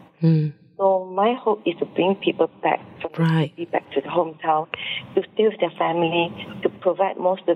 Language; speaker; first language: English; non-native, local second language; Min Nan Chinese